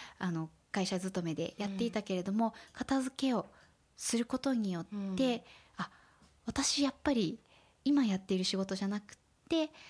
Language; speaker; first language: Japanese; native; Japanese